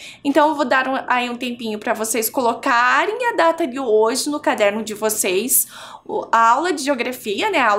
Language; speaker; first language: Portuguese; native; Portuguese